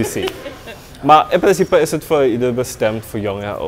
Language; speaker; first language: Dutch; native; Dutch